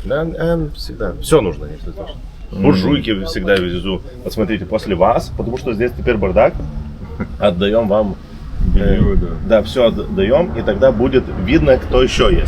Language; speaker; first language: Russian; non-native, learner; Lithuanian